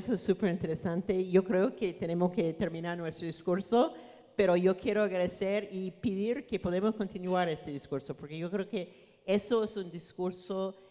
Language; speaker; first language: Spanish; non-native, fluent; English